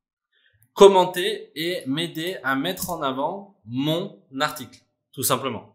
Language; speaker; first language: French; native; French